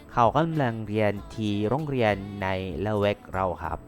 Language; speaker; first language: Thai; non-native, learner; Malay